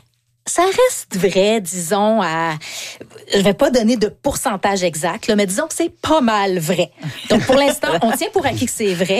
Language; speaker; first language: French; native; French